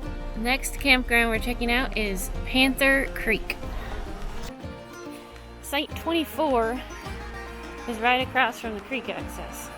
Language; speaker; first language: English; native; English